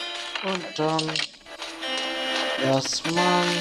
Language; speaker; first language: German; non-native, learner; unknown